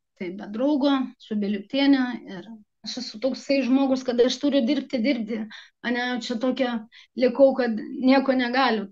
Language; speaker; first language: Lithuanian; non-native, local second language; Russian